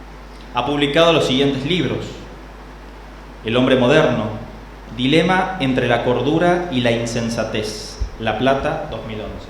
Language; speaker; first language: Spanish; native; Spanish